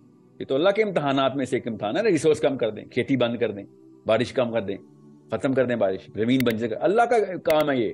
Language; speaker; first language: Urdu; non-native, local second language; Punjabi